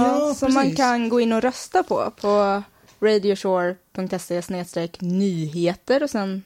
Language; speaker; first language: Swedish; native; Swedish